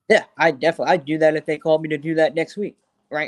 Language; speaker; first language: English; native; English